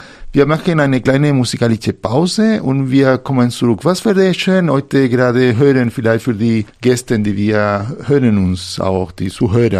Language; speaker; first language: German; non-native, fluent; Spanish